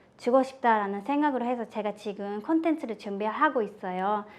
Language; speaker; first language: Korean; non-native, fluent; Japanese